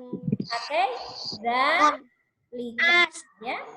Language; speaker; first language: Indonesian; native; Indonesian